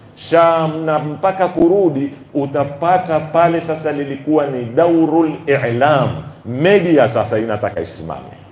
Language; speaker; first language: Swahili; native; Swahili